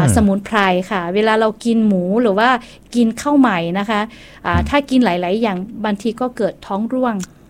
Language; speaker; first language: Thai; non-native, local second language; Lahu